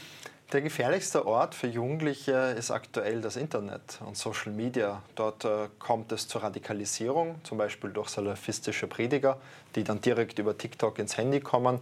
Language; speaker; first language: German; native; German